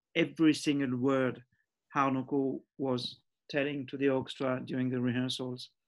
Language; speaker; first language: English; early bilingual, other home language; French